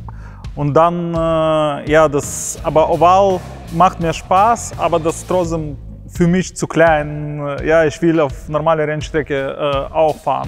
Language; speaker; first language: German; non-native, learner; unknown